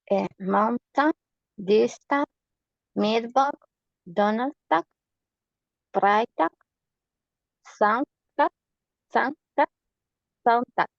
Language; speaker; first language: German; non-native, learner; Spanish